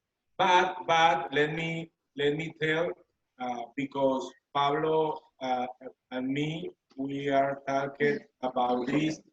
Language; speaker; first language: English; non-native, learner; Spanish